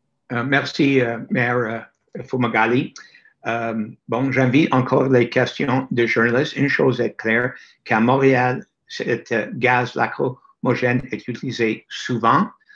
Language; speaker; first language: French; non-native, fluent; English